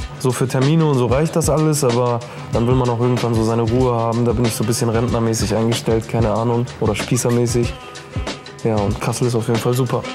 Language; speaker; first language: German; early bilingual, other home language; Russian